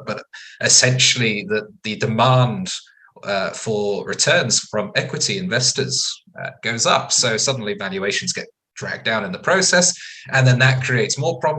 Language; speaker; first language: English; native; English